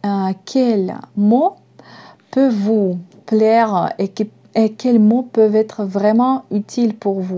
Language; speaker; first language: French; non-native, fluent; Russian